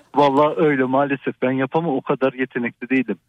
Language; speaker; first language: Turkish; native; Turkish